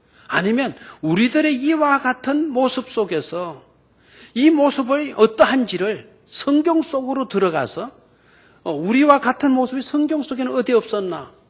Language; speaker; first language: Korean; native; Korean